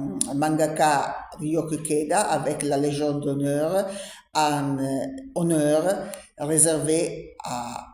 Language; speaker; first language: French; non-native, learner; Italian